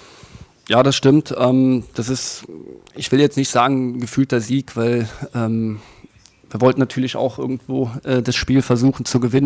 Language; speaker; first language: German; native; German